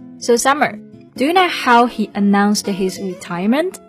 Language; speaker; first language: English; non-native, fluent; Chinese